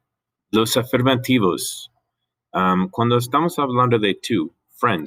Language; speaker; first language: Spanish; non-native, fluent; English